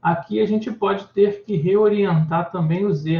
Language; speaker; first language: Portuguese; native; Portuguese